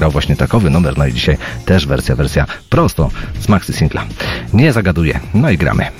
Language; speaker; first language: Polish; native; Polish